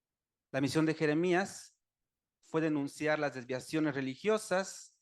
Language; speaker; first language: Spanish; native; Spanish